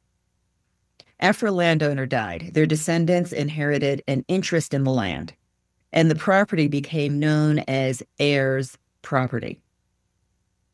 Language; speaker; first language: English; native; English